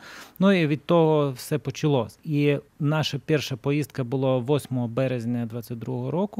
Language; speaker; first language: Ukrainian; non-native, fluent; Lithuanian